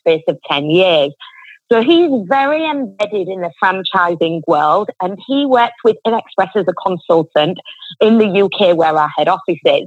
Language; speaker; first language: English; native; English